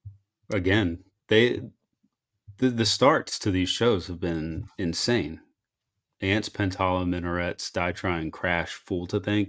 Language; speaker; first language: English; native; English